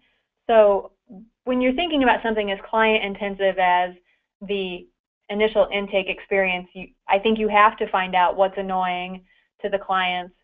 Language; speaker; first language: English; native; English